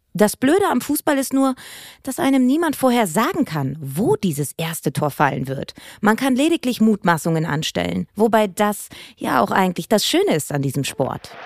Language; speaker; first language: German; native; German